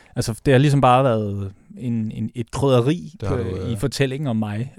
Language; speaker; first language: Danish; native; Danish